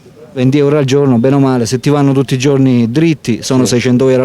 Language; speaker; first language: Italian; native; Italian